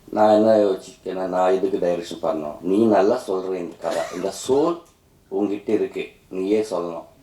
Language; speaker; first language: Tamil; non-native, local second language; Telugu